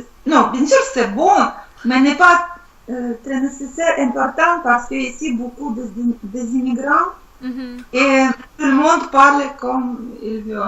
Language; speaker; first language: French; non-native, learner; Russian